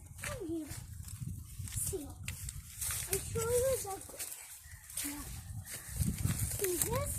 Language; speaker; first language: English; non-native, learner; Arabic